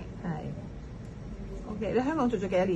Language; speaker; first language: Cantonese; native; Cantonese